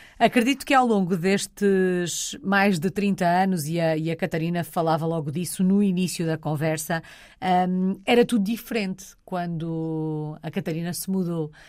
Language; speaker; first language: Portuguese; native; Portuguese